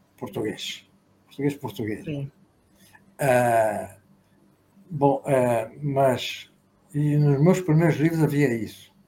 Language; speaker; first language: Portuguese; native; Portuguese